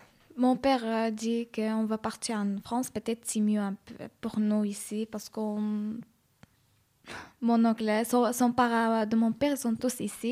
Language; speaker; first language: French; non-native, learner; Arabic